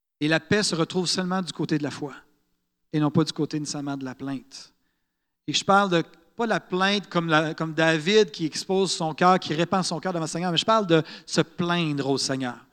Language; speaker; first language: French; native; French